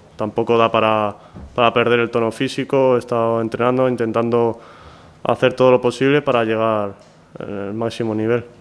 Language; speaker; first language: Spanish; native; Spanish